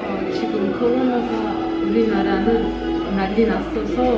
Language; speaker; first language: Korean; non-native, fluent; Turkish